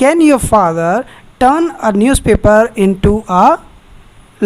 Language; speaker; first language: English; non-native, local second language; Hindi